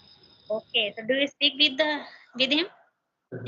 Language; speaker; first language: English; non-native, learner; Hindi